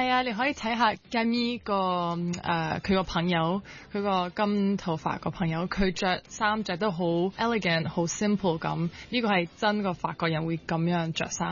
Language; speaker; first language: Cantonese; early bilingual, heritage; French